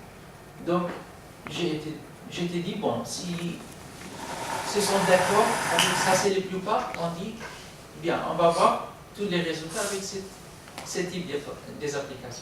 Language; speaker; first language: French; non-native, learner; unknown